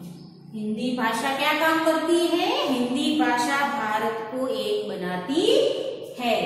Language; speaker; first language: Hindi; non-native, local second language; Gujarati